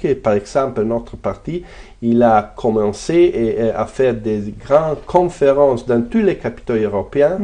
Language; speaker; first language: French; non-native, fluent; Italian